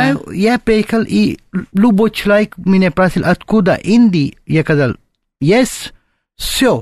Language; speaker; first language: Russian; non-native, learner; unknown